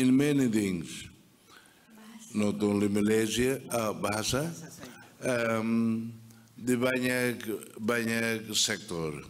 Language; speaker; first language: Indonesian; non-native, fluent; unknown